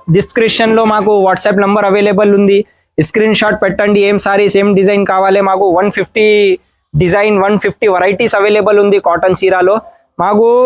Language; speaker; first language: Telugu; non-native, learner; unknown